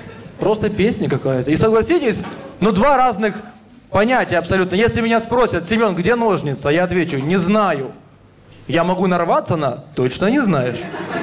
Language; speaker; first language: Russian; native; Russian